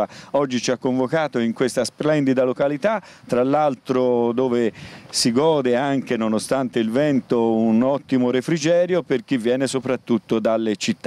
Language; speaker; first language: Italian; native; Italian